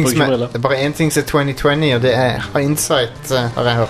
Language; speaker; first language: Norwegian; native; Norwegian